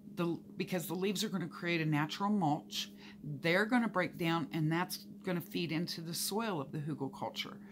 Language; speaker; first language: English; native; English